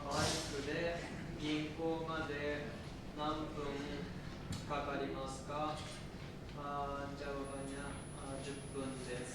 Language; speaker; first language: Japanese; non-native, learner; Indonesian